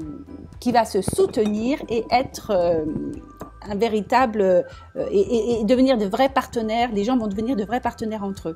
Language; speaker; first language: French; native; French